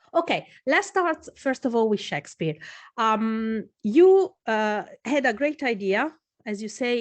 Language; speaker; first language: English; non-native, fluent; Italian